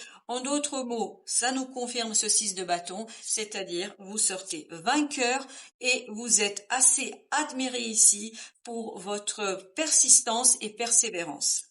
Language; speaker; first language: French; native; French